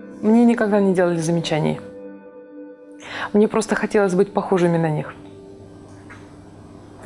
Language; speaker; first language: Russian; native; Russian